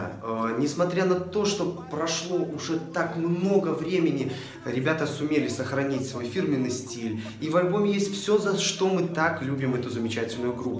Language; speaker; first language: Russian; native; Russian